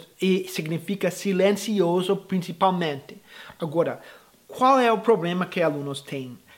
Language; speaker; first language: Portuguese; non-native, fluent; English